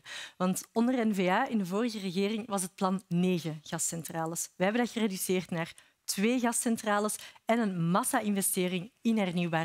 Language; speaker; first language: Dutch; native; Dutch